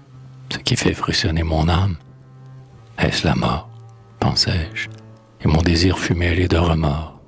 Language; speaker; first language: French; native; French